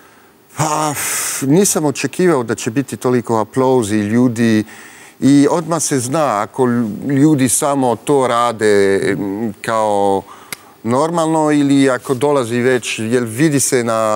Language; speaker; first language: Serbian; early bilingual, heritage; French